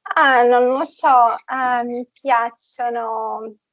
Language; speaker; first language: Italian; non-native, fluent; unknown